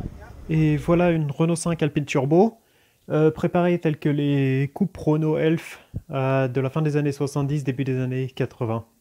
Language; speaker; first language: French; native; French